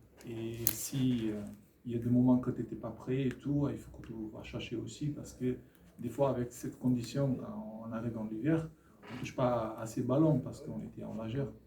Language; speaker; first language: French; non-native, learner; Fijian